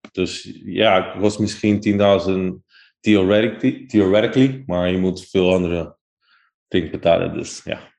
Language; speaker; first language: Dutch; non-native, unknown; Spanish